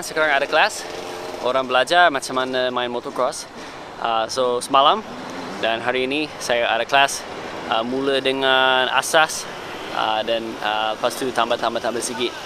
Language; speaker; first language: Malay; non-native, fluent; English